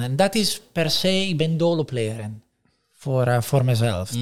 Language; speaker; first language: Dutch; non-native, fluent; Italian